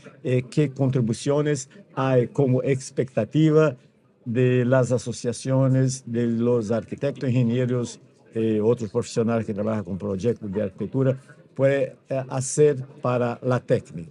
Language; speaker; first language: Spanish; non-native, fluent; Portuguese